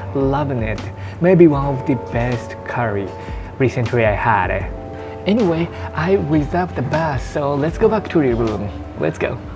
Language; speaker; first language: English; non-native, fluent; Japanese